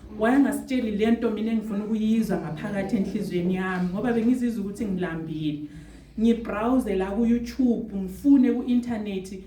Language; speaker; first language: Zulu; native; Zulu